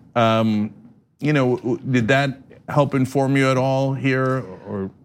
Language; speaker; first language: English; early bilingual, other home language; Turkish